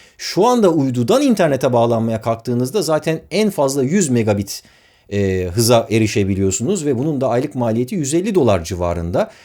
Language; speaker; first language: Turkish; native; Turkish